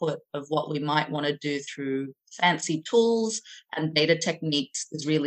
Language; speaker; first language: English; native; English